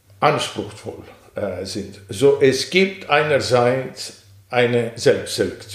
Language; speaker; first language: German; non-native, fluent; Greek